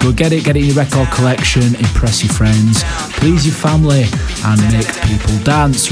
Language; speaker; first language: English; native; English